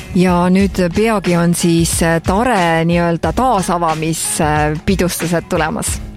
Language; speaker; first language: Estonian; native; Estonian